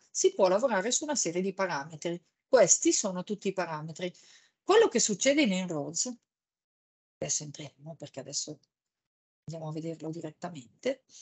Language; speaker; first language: Italian; native; Italian